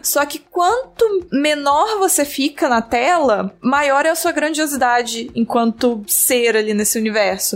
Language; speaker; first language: Portuguese; native; Portuguese